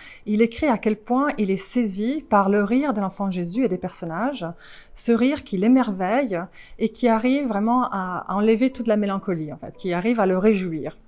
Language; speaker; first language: French; non-native, fluent; Italian